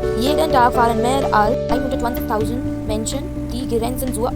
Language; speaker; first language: German; non-native, fluent; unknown